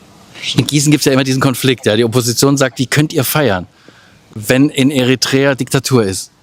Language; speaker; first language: German; native; German